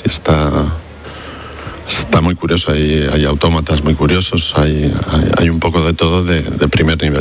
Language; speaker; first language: Spanish; native; Spanish